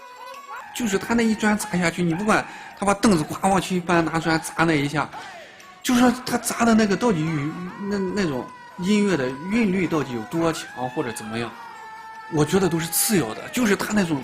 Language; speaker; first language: Chinese; native; Chinese